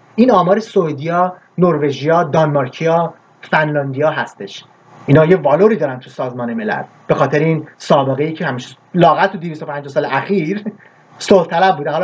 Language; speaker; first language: Persian; early bilingual, heritage; Persian